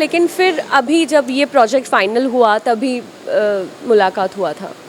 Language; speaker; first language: Hindi; non-native, local second language; Bangla